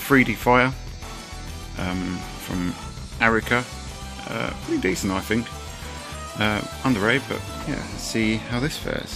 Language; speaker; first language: English; native; English